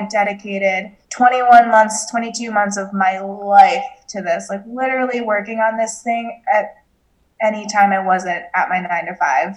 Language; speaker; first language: English; native; English